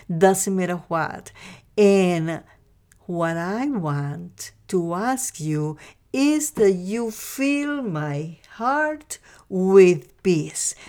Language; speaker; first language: English; non-native, fluent; Spanish